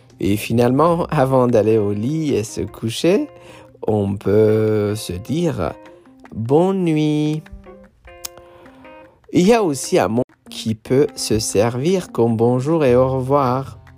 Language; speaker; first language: French; non-native, fluent; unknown